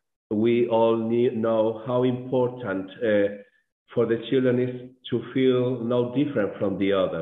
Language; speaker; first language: English; non-native, fluent; Spanish